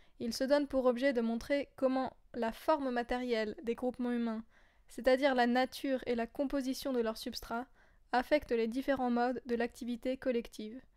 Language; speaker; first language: French; native; French